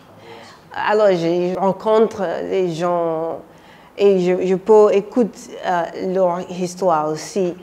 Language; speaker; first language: French; non-native, learner; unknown